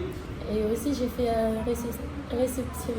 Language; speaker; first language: French; non-native, learner; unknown